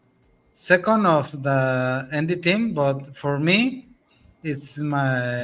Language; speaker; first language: English; non-native, learner; Spanish